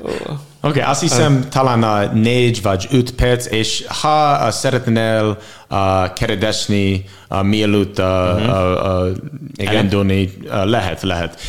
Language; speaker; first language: Hungarian; non-native, learner; English